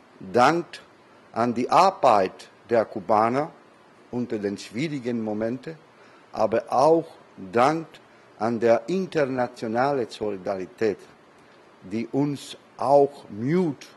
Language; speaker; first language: German; non-native, learner; Spanish